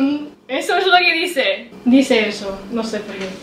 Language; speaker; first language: Spanish; non-native, learner; English